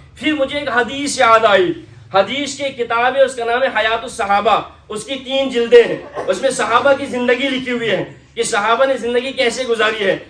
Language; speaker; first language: Urdu; non-native, local second language; Kashmiri